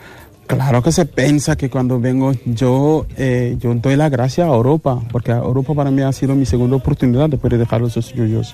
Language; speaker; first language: Spanish; non-native, fluent; Wolof